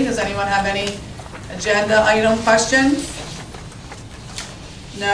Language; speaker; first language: English; native; English